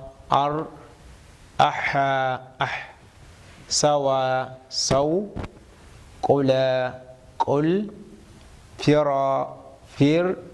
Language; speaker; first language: Arabic; non-native, fluent; Hausa